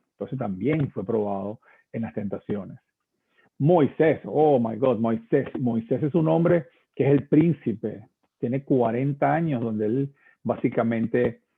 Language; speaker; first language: Spanish; native; Spanish